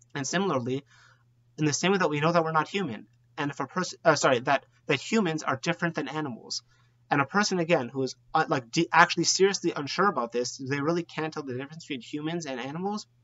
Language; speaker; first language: English; native; English